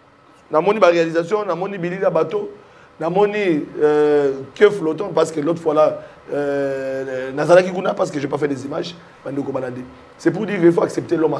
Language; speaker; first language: French; non-native, local second language; Lingala